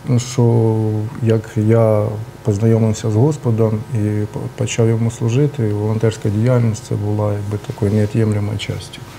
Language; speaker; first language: Ukrainian; non-native, local second language; Russian